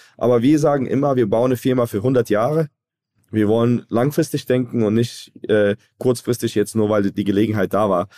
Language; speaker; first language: German; early bilingual, other home language; Croatian